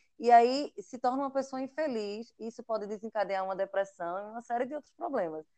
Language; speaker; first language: Portuguese; native; Portuguese